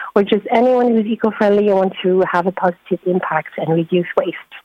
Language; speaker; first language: English; non-native, fluent; French